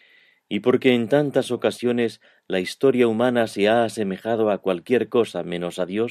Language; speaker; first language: Spanish; native; Spanish